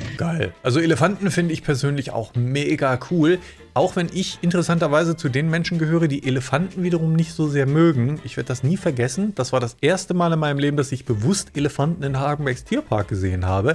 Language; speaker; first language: German; native; German